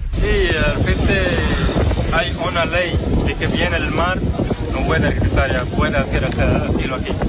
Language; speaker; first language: Spanish; non-native, learner; Arabic